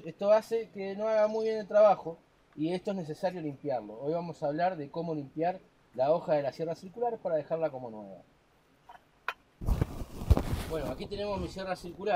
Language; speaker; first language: Spanish; native; Spanish